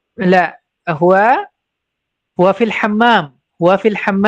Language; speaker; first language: Arabic; non-native, fluent; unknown